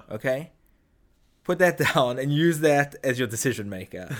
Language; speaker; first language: English; native; English